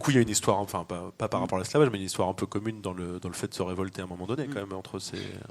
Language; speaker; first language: French; native; French